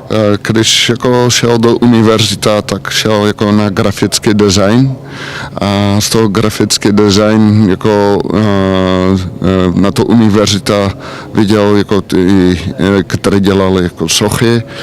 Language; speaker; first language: Czech; non-native, learner; Dutch